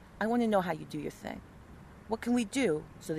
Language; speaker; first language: English; native; English